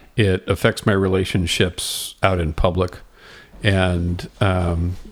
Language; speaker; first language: English; native; English